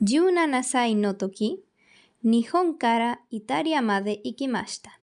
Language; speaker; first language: Japanese; non-native, learner; Galician